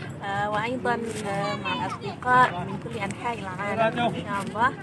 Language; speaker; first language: Arabic; non-native, fluent; Indonesian